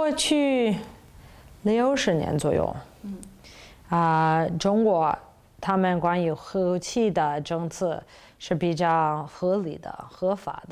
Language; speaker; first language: Chinese; non-native, fluent; English